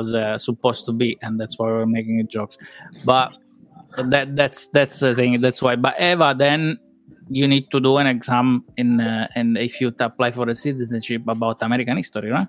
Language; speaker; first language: English; non-native, fluent; Italian